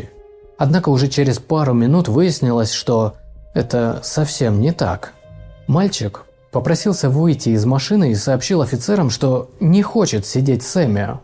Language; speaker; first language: Russian; native; Russian